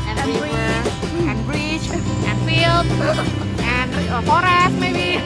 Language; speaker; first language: English; non-native, local second language; Indonesian